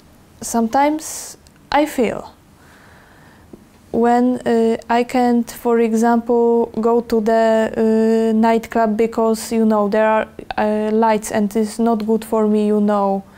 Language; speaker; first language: English; non-native, learner; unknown